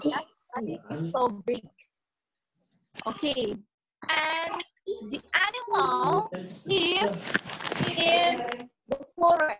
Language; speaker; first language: English; non-native, learner; Indonesian